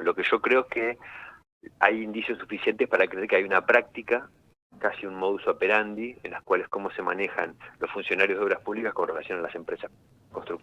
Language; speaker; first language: Spanish; native; Spanish